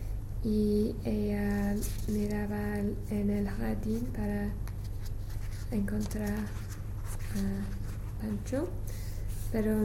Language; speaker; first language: Spanish; non-native, learner; English